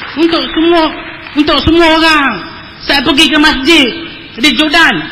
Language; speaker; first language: Malay; non-native, local second language; Tamil